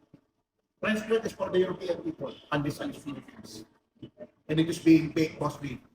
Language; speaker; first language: English; non-native, local second language; Filipino